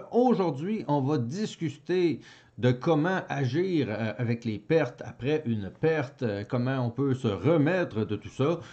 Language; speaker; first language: French; native; French